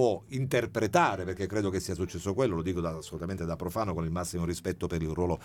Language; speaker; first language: Italian; native; Italian